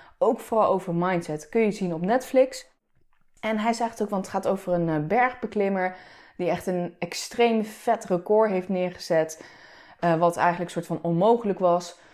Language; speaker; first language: Dutch; early bilingual, other home language; Turkish